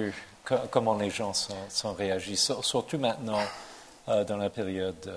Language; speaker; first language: French; non-native, fluent; English